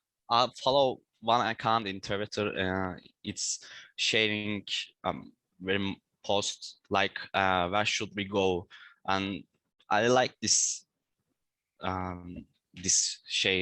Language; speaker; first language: English; non-native, learner; Turkish